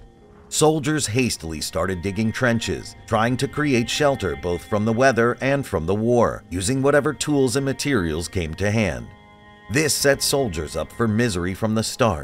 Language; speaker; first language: English; native; English